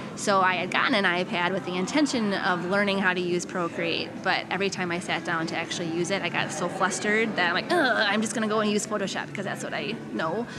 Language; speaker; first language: English; native; English